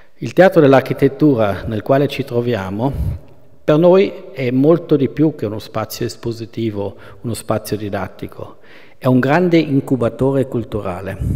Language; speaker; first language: Italian; non-native, local second language; German